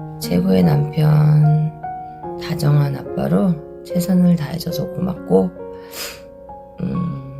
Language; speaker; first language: Korean; native; Korean